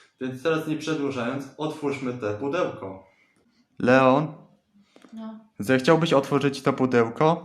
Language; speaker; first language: Polish; native; Polish